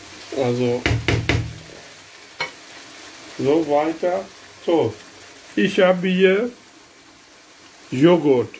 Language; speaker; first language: German; non-native, learner; Urdu